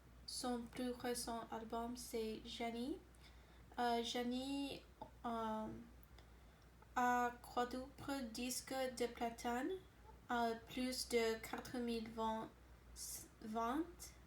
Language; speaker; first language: French; non-native, learner; English